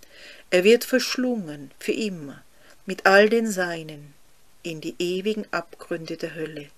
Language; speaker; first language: German; native; German